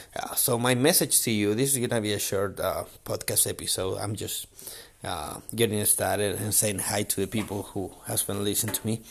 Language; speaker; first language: English; non-native, fluent; Spanish